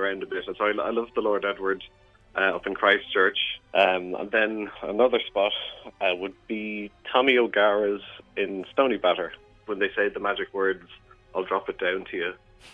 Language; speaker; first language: English; native; English